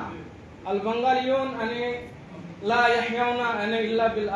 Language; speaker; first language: Arabic; non-native, learner; Bangla